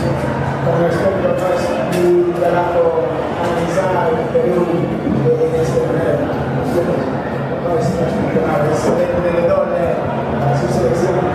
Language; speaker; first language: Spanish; non-native, learner; English